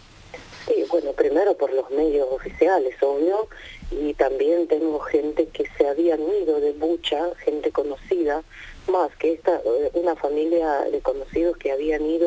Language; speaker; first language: Spanish; non-native, fluent; Ukrainian